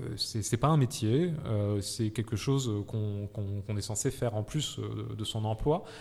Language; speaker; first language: French; native; French